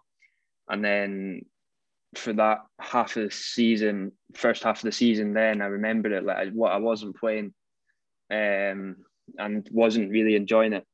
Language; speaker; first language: English; native; English